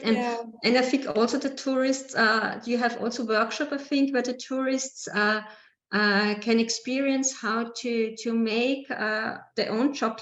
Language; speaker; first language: English; non-native, learner; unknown